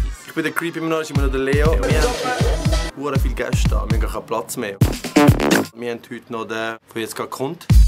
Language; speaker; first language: German; native; German